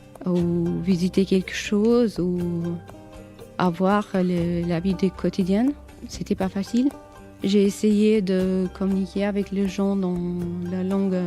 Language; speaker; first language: French; non-native, learner; Albanian